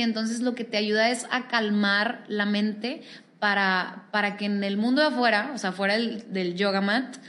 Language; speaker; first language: Spanish; native; Spanish